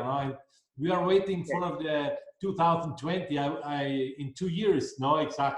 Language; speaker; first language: English; non-native, fluent; German